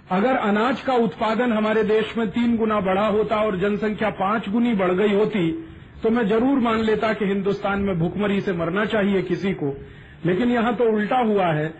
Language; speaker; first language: Hindi; native; Hindi